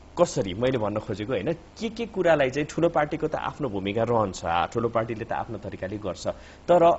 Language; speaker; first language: Nepali; native; Nepali